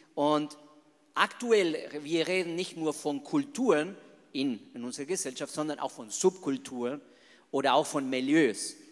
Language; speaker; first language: German; non-native, fluent; Spanish